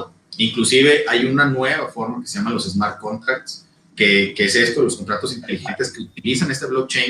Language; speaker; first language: Spanish; native; Spanish